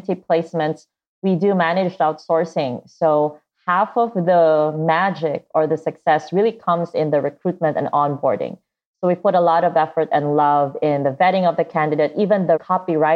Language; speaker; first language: English; non-native, local second language; Cebuano